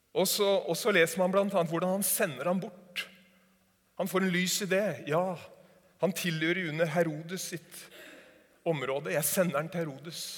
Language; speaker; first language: Norwegian; native; Norwegian